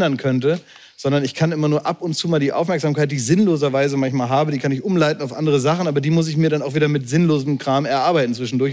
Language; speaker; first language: German; native; German